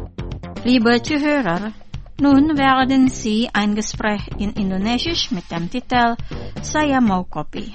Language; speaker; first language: German; non-native, fluent; Indonesian